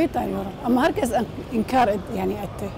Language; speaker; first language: Turkish; non-native, learner; Arabic